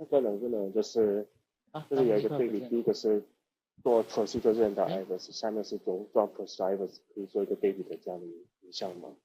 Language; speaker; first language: Chinese; native; Chinese